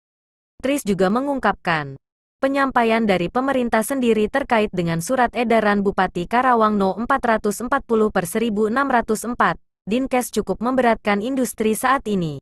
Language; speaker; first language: Indonesian; native; Indonesian